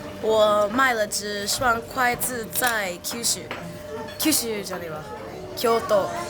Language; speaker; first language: Chinese; non-native, learner; English